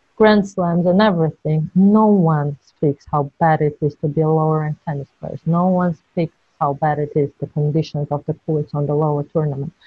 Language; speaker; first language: English; non-native, fluent; Georgian